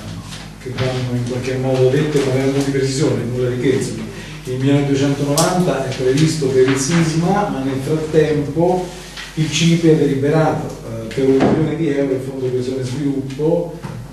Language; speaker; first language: Italian; native; Italian